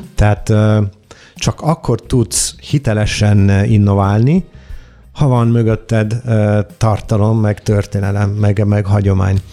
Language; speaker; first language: Hungarian; non-native, fluent; Italian